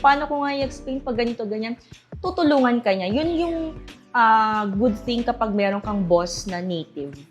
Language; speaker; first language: Filipino; native; Filipino